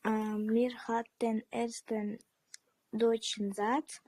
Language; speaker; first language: German; non-native, learner; Uzbek